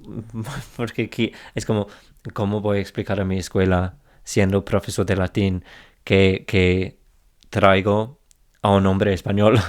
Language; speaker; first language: Spanish; non-native, fluent; English